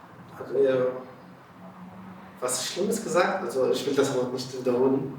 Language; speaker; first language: German; non-native, learner; Arabic